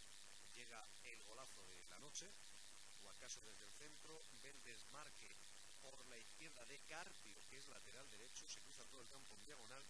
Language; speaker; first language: Spanish; native; Spanish